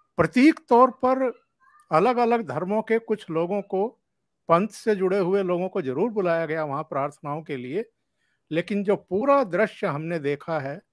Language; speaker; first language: Hindi; native; Hindi